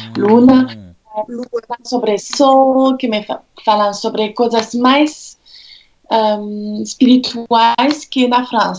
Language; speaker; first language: Portuguese; non-native, fluent; French